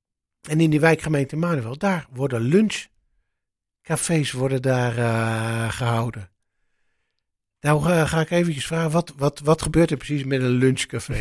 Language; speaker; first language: Dutch; native; Dutch